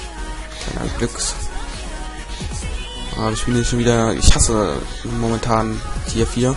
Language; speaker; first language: German; native; German